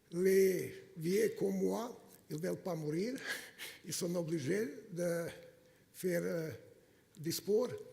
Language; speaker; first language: French; non-native, fluent; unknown